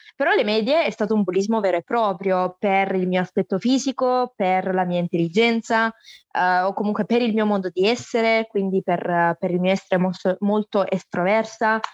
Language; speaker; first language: Italian; native; Italian